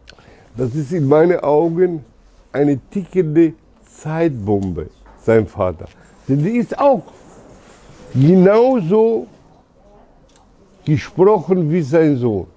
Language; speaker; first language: German; early bilingual, other home language; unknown